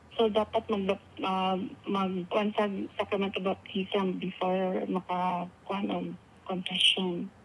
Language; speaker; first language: Filipino; non-native, local second language; Bikol